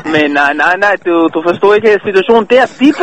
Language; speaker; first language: Danish; non-native, fluent; Hebrew